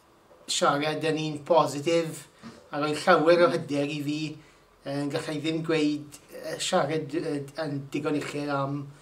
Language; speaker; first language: Welsh; non-native, learner; English